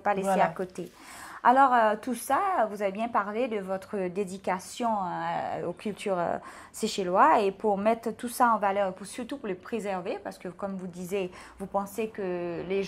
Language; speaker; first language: French; non-native, local second language; Seselwa Creole French